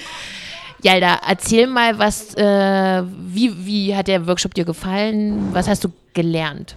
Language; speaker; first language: German; native; German